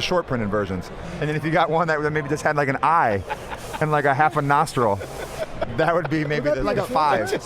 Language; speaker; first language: English; native; English